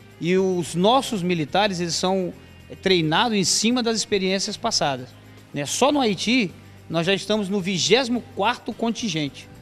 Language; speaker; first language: Portuguese; native; Portuguese